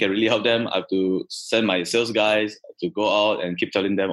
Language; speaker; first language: English; non-native, local second language; Chinese